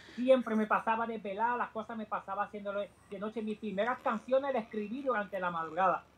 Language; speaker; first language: Spanish; native; Spanish